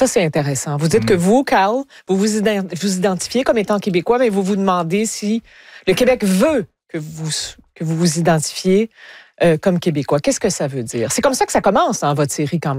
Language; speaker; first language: French; native; French